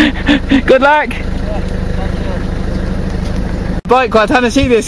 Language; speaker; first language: Japanese; non-native, learner; English